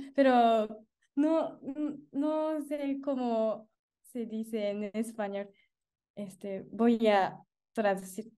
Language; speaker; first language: Spanish; non-native, learner; Japanese